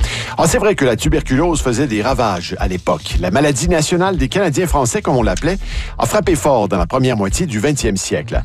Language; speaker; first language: French; native; French